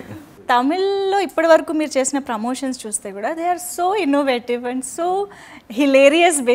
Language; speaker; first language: Telugu; native; Telugu